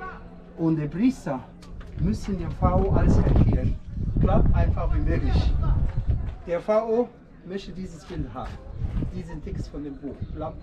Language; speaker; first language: German; non-native, fluent; Arabic